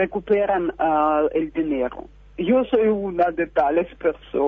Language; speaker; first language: Spanish; non-native, fluent; Russian